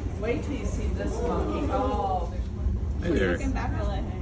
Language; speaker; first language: English; native; English